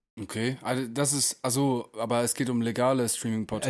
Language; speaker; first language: German; native; German